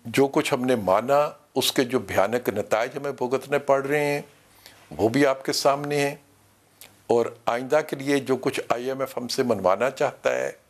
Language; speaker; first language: Urdu; non-native, local second language; Punjabi